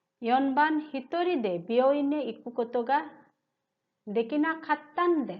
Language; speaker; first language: Japanese; non-native, fluent; Hindi